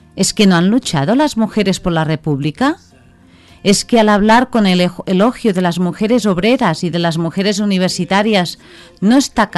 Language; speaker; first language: Spanish; non-native, local second language; Catalan